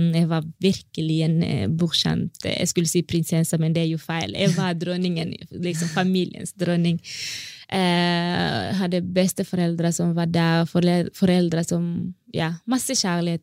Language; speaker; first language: Norwegian; non-native, fluent; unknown